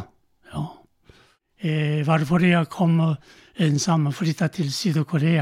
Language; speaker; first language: Swedish; non-native, learner; Korean